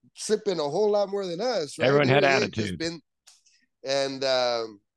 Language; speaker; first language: English; native; English